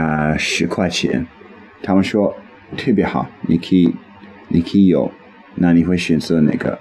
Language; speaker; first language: Chinese; non-native, learner; English